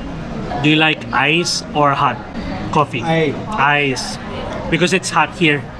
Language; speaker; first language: English; non-native, local second language; Filipino